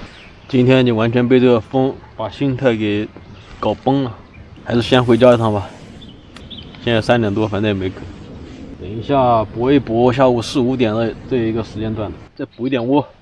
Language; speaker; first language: Chinese; native; Chinese